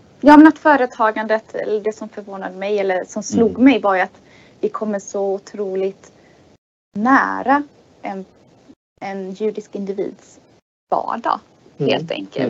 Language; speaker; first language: Swedish; native; Swedish